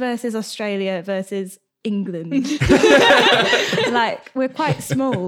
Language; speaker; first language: English; native; English